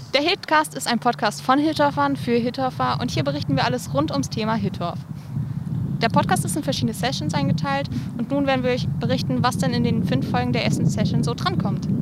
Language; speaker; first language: German; native; German